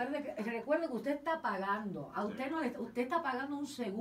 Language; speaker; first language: Spanish; native; Spanish